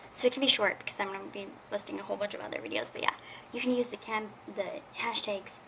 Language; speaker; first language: English; native; English